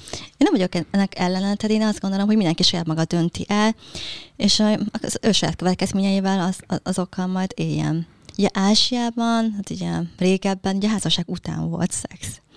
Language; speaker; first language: Hungarian; early bilingual, other home language; Vietnamese